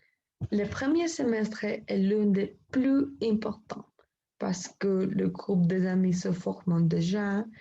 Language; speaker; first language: French; non-native, learner; Spanish